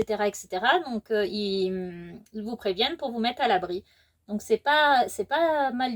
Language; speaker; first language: French; native; French